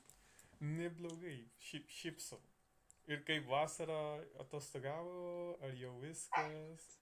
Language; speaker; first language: Lithuanian; non-native, learner; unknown